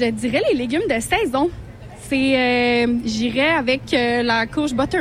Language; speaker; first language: French; native; French